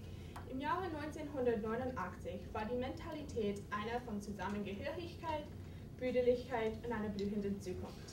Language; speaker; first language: German; non-native, fluent; English